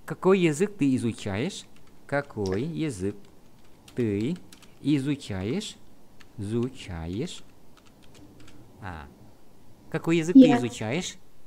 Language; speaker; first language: Russian; non-native, fluent; Vietnamese